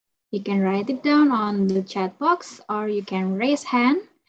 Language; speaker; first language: English; non-native, fluent; Indonesian